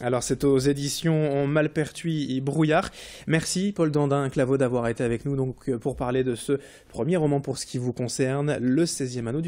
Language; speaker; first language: French; native; French